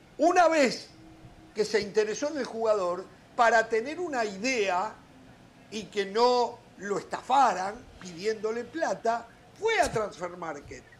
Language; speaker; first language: Spanish; native; Spanish